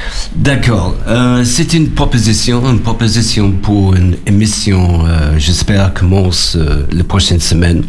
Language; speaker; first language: French; non-native, learner; English